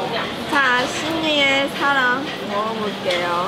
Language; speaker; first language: Korean; non-native, learner; Chinese